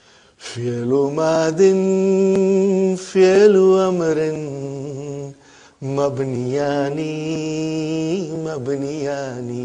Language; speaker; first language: Arabic; non-native, fluent; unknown